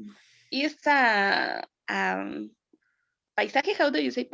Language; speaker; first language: English; non-native, learner; Spanish